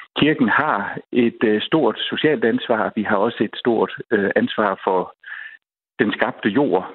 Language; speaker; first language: Danish; native; Danish